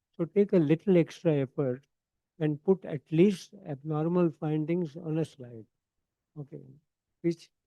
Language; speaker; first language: English; non-native, local second language; Marathi